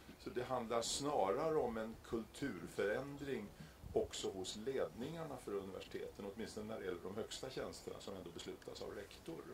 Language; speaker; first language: Swedish; native; Swedish